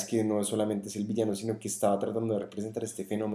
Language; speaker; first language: Spanish; native; Spanish